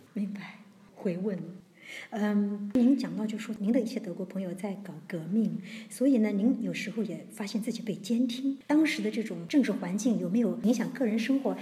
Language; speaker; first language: Chinese; native; Chinese